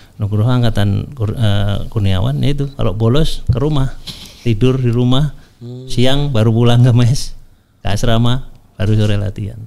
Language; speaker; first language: Indonesian; native; Indonesian